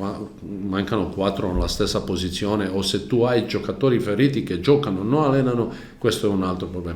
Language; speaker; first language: Italian; non-native, learner; Croatian